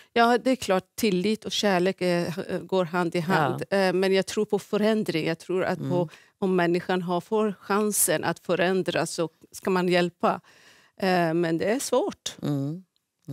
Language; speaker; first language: Swedish; non-native, fluent; Persian